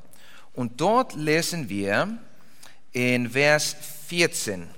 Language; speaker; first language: German; non-native, learner; Icelandic